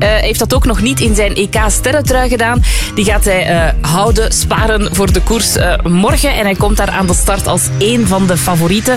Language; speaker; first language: Dutch; native; Dutch